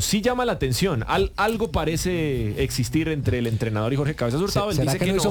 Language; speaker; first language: Spanish; native; Spanish